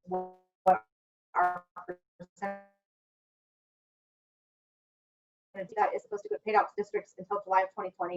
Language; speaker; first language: English; native; English